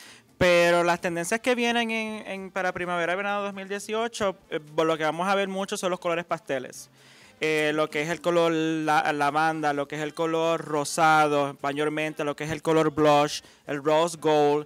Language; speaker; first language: Spanish; native; Spanish